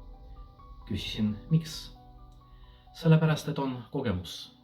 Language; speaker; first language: Estonian; non-native, fluent; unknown